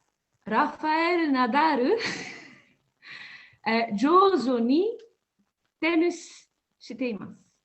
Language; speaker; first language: Japanese; non-native, learner; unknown